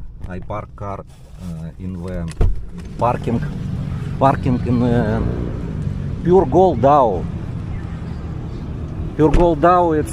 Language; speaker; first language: English; non-native, learner; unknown